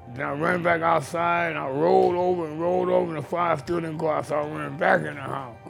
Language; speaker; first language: English; native; English